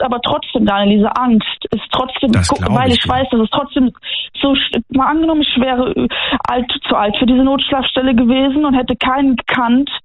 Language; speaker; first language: German; native; German